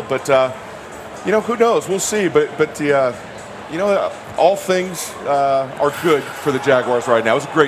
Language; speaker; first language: English; native; English